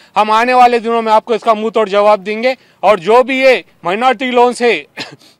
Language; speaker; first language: Urdu; native; Urdu